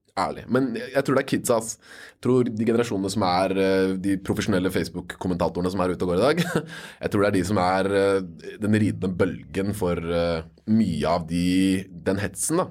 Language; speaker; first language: Norwegian; native; Norwegian